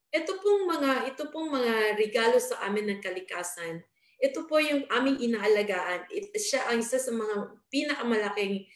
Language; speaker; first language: Filipino; non-native, local second language; Bikol